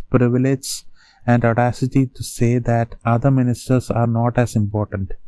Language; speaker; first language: English; non-native, local second language; Malayalam